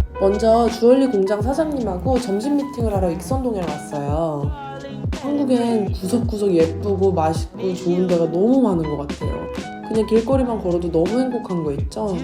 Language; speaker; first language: Korean; native; Korean